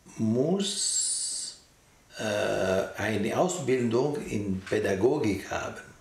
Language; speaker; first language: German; non-native, local second language; French